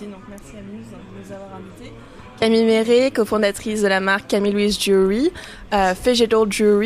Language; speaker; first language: French; native; French